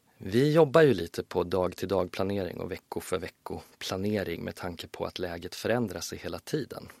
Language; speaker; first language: Swedish; native; Swedish